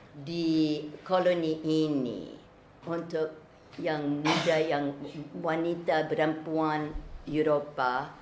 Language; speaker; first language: Indonesian; non-native, fluent; English